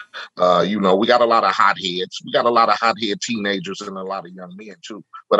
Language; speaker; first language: English; native; English